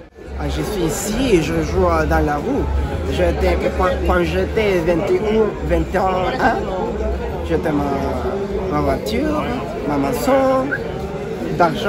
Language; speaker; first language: French; non-native, learner; Spanish